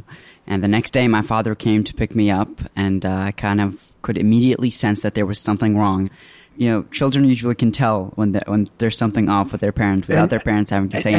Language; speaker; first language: English; early bilingual, other home language; Arabic